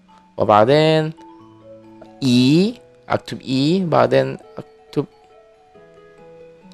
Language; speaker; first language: Arabic; non-native, fluent; Korean